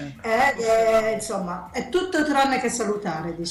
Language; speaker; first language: Italian; native; Italian